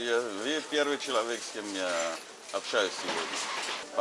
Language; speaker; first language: Russian; non-native, learner; English